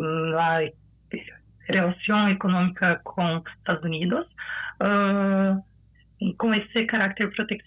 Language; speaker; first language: Spanish; non-native, fluent; Portuguese